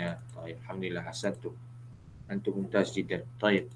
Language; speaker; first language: Arabic; non-native, fluent; Malay